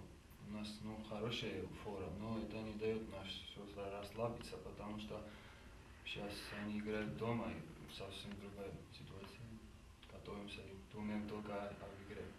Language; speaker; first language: Russian; non-native, fluent; Georgian